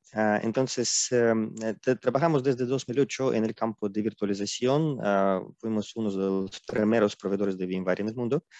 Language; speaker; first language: Spanish; non-native, fluent; Russian